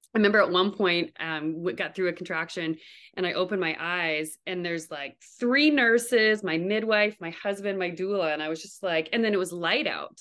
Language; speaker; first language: English; native; English